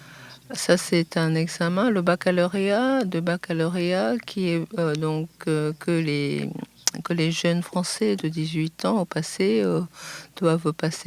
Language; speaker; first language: French; non-native, fluent; Japanese